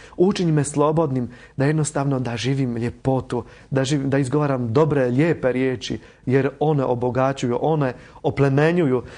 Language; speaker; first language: Croatian; non-native, fluent; Polish